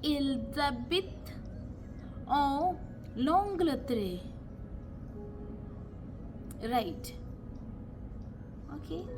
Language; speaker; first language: French; non-native, fluent; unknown